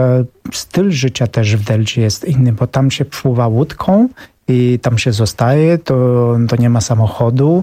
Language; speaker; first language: Polish; non-native, fluent; Romanian